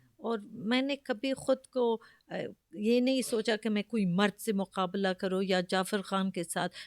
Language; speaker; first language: Urdu; early bilingual, heritage; Urdu